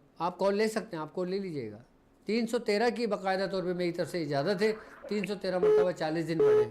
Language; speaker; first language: Urdu; native; Urdu